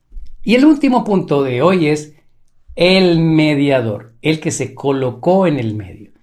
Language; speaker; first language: Spanish; native; Spanish